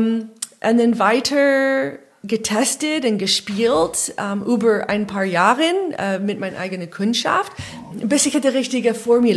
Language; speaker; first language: German; non-native, learner; English